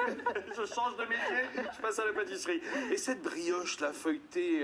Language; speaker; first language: French; native; French